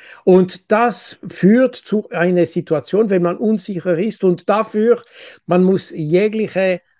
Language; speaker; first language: German; non-native, local second language; French